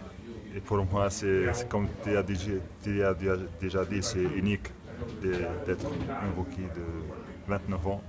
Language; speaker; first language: French; non-native, local second language; Arabic